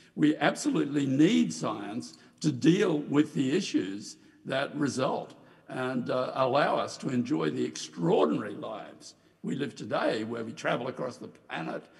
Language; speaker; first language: English; native; English